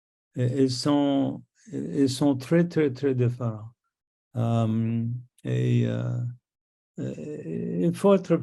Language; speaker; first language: French; non-native, local second language; English